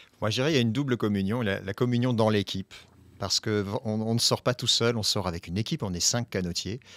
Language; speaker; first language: French; native; French